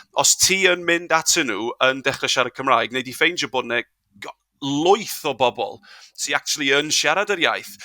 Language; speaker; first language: Welsh; non-native, local second language; English